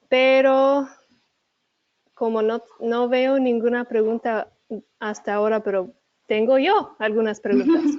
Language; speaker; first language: Spanish; early bilingual, heritage; Spanish